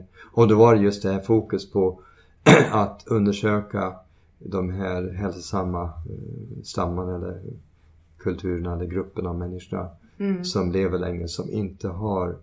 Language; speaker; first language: Swedish; early bilingual, heritage; Swedish